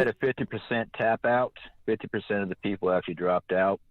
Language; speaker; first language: English; native; English